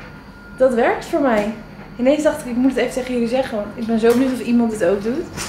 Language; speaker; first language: Dutch; native; Dutch